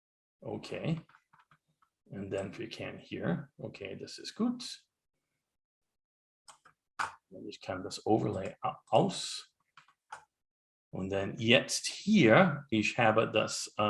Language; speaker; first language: German; non-native, learner; English